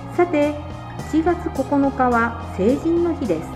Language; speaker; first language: Japanese; native; Japanese